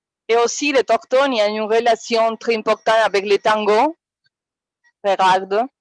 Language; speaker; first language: French; non-native, fluent; Spanish